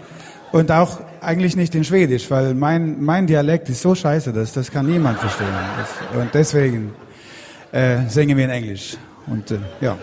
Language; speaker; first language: German; non-native, fluent; Swedish